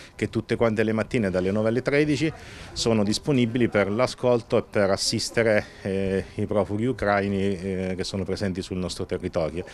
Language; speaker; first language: Italian; native; Italian